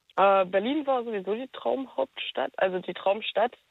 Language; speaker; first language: German; native; German